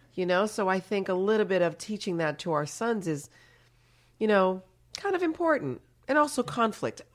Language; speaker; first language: English; early bilingual, other home language; Haitian Creole